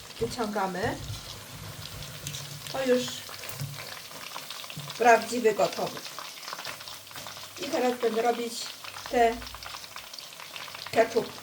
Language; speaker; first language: Polish; non-native, learner; Chinese